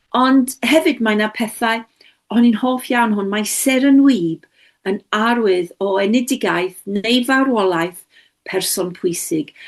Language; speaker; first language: Welsh; non-native, local second language; English